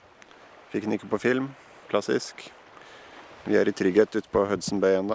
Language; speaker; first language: Norwegian; native; Norwegian